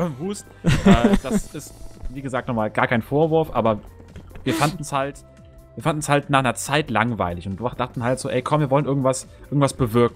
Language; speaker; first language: German; native; German